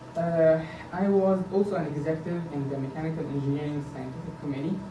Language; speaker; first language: English; non-native, fluent; Arabic